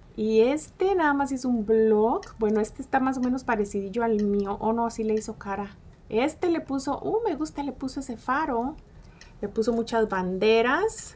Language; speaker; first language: Spanish; early bilingual, heritage; Spanish